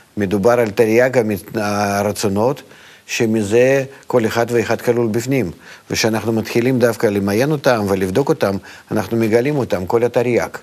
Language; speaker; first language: Hebrew; non-native, fluent; Russian